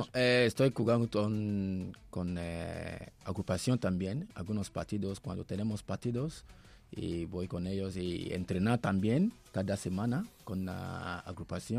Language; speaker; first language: Spanish; non-native, learner; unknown